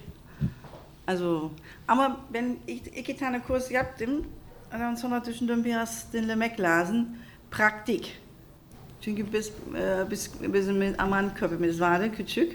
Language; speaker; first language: Turkish; non-native, learner; German